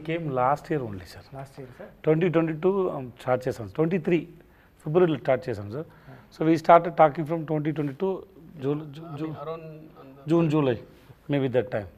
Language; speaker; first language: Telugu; non-native, learner; Tamil